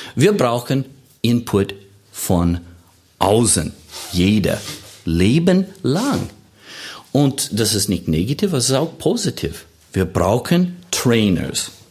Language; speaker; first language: German; non-native, fluent; English